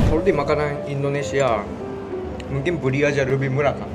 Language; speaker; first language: Indonesian; non-native, fluent; Japanese